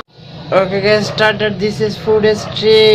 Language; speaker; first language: English; non-native, learner; Bangla